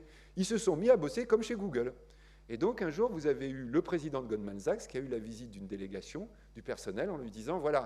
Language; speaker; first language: French; native; French